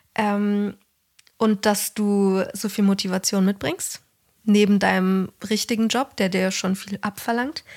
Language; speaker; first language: German; native; German